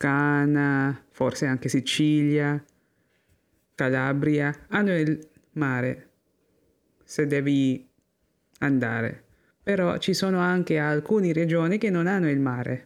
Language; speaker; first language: Italian; non-native, fluent; Filipino